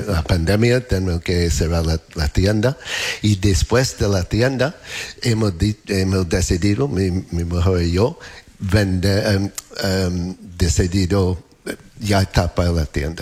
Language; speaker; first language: Spanish; non-native, learner; English